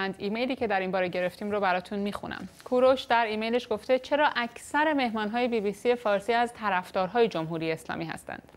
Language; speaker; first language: Persian; native; Persian